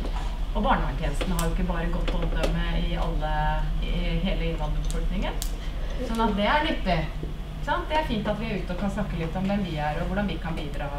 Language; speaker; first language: Norwegian; native; Norwegian